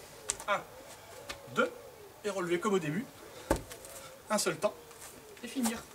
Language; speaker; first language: French; native; French